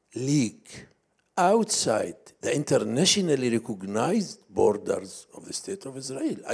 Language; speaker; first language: English; non-native, fluent; Arabic